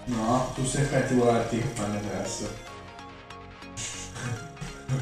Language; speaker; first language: Italian; native; Italian